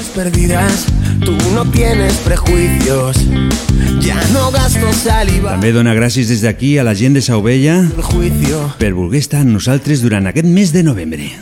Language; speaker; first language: Catalan; non-native, local second language; Spanish